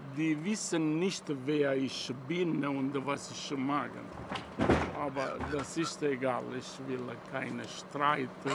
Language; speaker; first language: German; non-native, learner; Italian